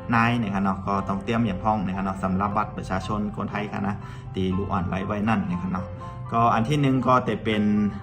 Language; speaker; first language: Thai; non-native, local second language; Shan